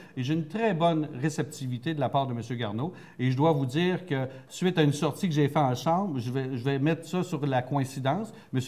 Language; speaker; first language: French; native; French